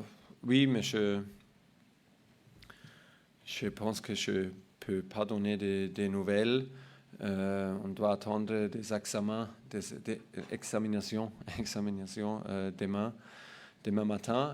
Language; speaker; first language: French; non-native, learner; German